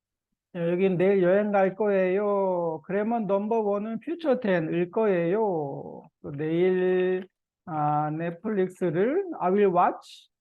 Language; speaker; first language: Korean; non-native, fluent; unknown